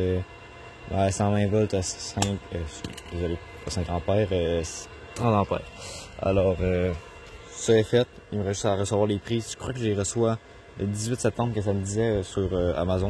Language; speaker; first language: French; native; French